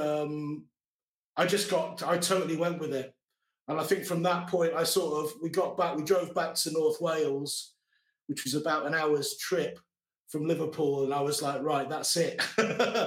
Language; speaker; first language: English; native; English